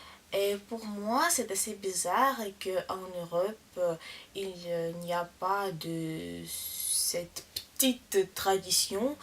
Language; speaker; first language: French; non-native, learner; Russian